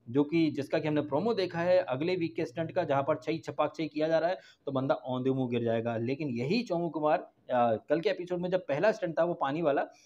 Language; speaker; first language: Hindi; native; Hindi